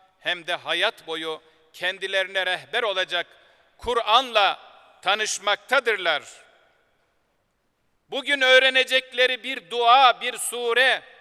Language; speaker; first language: Turkish; native; Turkish